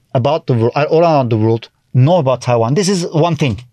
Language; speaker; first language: English; non-native, fluent; Turkish